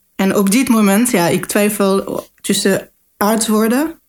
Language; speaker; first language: Dutch; non-native, fluent; French